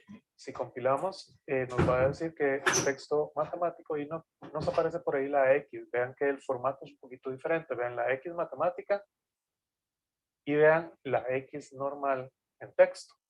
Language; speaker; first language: Spanish; native; Spanish